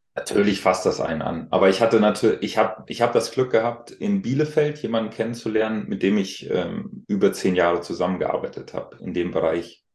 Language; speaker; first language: German; native; German